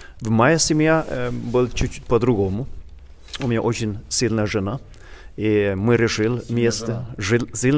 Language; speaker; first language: Russian; non-native, learner; Swedish